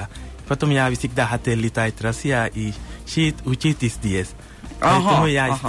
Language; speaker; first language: Russian; non-native, learner; Sinhala